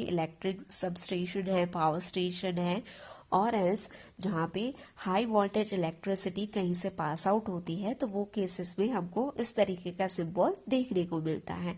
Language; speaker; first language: Hindi; non-native, local second language; Gujarati